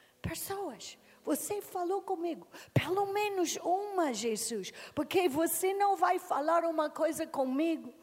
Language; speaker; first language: Portuguese; non-native, learner; English